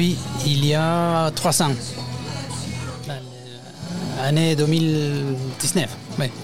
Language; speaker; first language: French; non-native, learner; Spanish